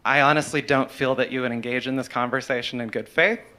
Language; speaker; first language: English; native; English